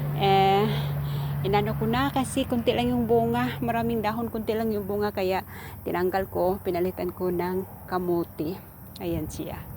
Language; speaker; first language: Filipino; non-native, local second language; Cebuano